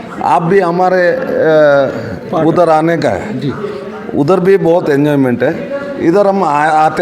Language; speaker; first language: Hindi; non-native, local second language; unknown